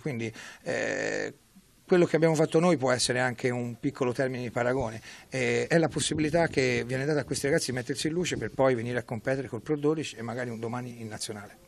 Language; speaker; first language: Italian; native; Italian